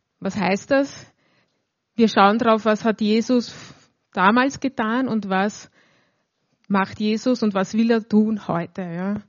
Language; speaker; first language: German; native; German